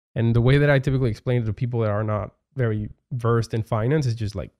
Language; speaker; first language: English; non-native, fluent; Spanish